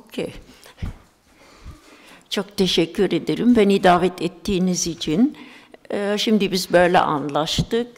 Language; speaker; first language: Turkish; non-native, fluent; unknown